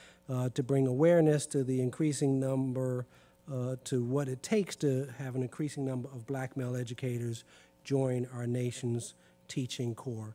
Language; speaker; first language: English; native; English